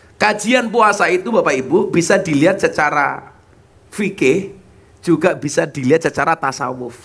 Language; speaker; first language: Indonesian; non-native, local second language; Javanese